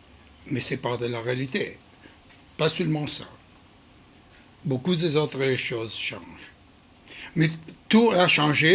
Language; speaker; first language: French; non-native, learner; Hebrew